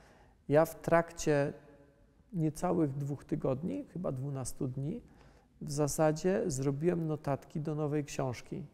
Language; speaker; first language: Polish; native; Polish